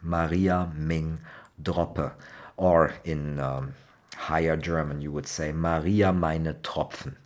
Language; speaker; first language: English; non-native, fluent; German